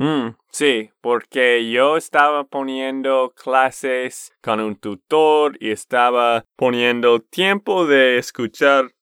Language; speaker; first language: Spanish; non-native, fluent; English